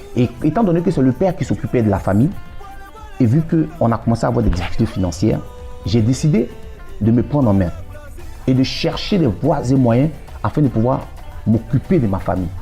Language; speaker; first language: French; native; French